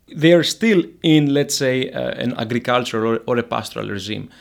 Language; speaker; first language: English; non-native, fluent; Greek